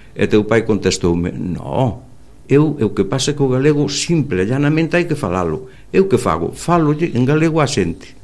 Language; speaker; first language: Galician; native; Galician